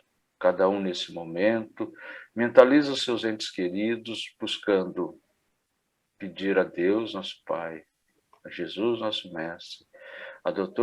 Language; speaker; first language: Portuguese; native; Portuguese